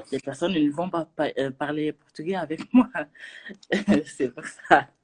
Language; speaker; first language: French; non-native, learner; Portuguese